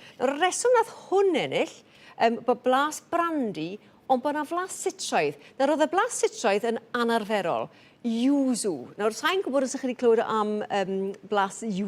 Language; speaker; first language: Welsh; native; Welsh